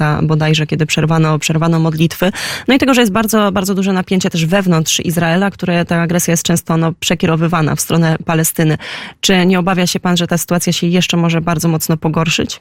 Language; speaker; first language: Polish; native; Polish